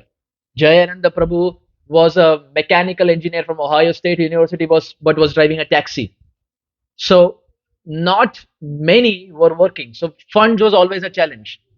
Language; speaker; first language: English; non-native, local second language; Hindi